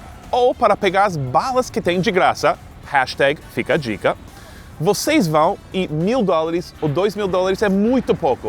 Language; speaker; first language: Portuguese; non-native, fluent; English